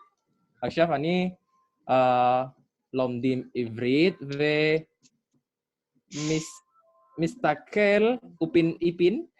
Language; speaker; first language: Hebrew; non-native, learner; Indonesian